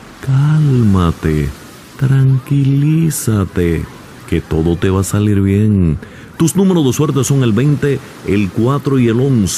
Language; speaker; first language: Spanish; native; Spanish